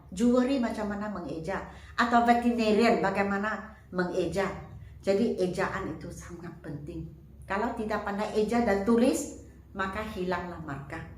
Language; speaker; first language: Malay; non-native, local second language; Chinese